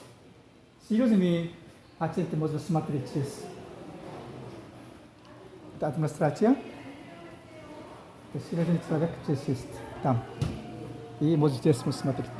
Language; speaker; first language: Russian; non-native, learner; Korean